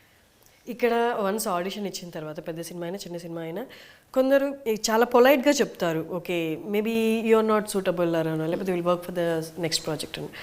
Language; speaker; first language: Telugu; native; Telugu